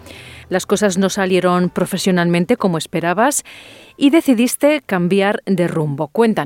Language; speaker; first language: Spanish; native; Spanish